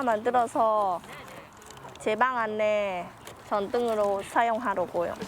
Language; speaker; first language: Korean; non-native, fluent; Vietnamese